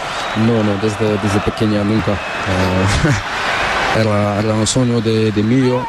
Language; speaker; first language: Spanish; non-native, learner; Portuguese